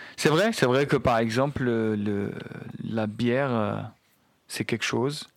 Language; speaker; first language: French; non-native, local second language; Arabic